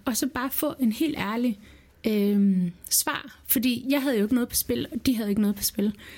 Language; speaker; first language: Danish; early bilingual, other home language; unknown